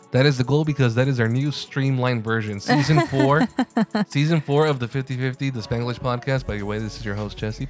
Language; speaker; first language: English; early bilingual, other home language; Spanish